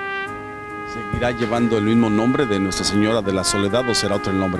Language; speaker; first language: Spanish; native; Spanish